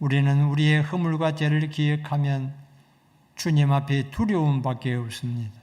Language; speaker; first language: Korean; native; Korean